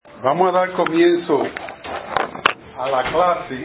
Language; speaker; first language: Spanish; non-native, fluent; English